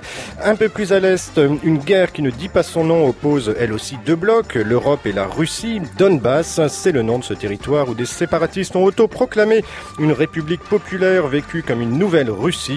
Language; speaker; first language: French; native; French